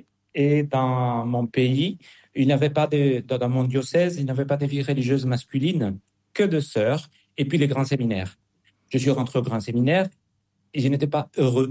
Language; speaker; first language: French; non-native, fluent; Spanish